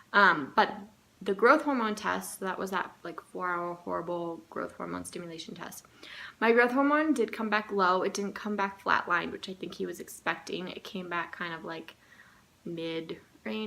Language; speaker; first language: English; native; English